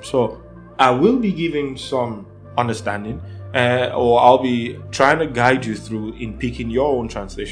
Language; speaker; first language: English; non-native, local second language; Yoruba